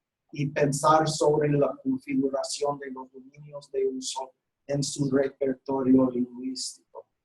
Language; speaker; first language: Spanish; non-native, fluent; English